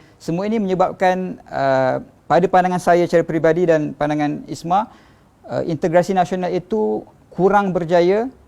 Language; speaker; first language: Malay; native; Malay